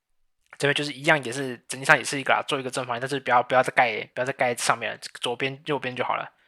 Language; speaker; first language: Chinese; native; Chinese